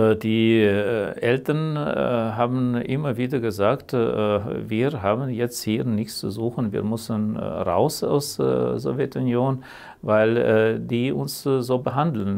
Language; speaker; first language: German; early bilingual, heritage; German